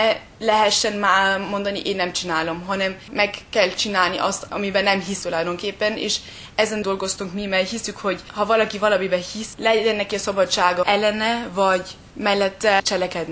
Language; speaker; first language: Hungarian; early bilingual, heritage; German